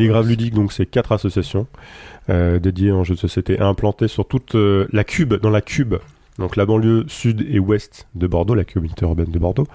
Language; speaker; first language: French; native; French